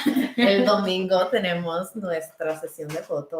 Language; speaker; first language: Spanish; early bilingual, heritage; Spanish